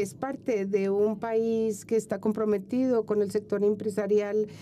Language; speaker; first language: Spanish; non-native, fluent; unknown